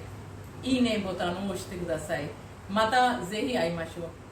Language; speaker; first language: Japanese; non-native, fluent; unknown